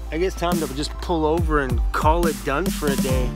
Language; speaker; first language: English; native; English